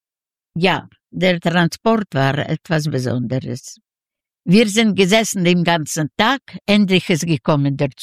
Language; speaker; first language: German; non-native, learner; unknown